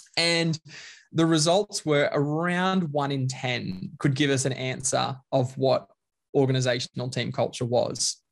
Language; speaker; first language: English; native; English